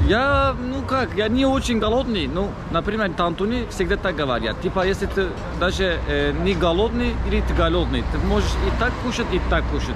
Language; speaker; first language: Russian; non-native, learner; Turkish